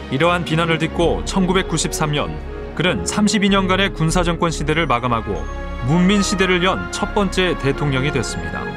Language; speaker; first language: Korean; native; Korean